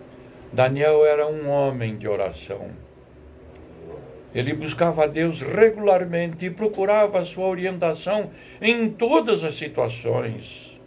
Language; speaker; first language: Portuguese; native; Portuguese